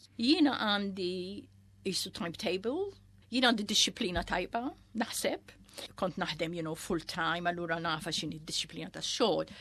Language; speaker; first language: Maltese; early bilingual, heritage; Maltese